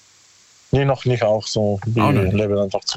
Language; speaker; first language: German; non-native, learner; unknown